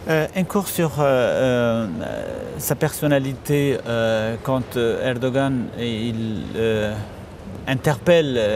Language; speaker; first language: French; non-native, fluent; Kurdish